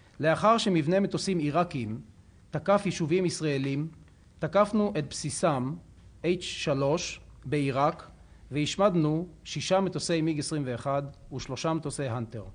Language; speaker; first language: Hebrew; native; Hebrew